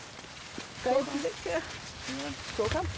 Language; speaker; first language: Dutch; non-native, learner; Turkish